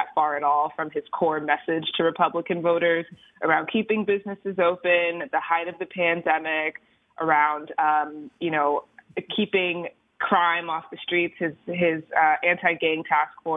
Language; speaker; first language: English; native; English